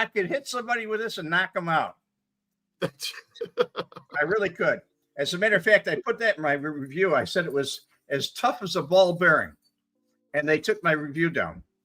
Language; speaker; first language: English; native; English